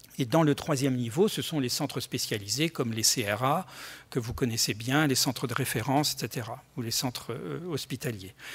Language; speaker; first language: French; native; French